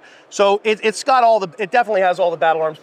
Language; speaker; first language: English; native; English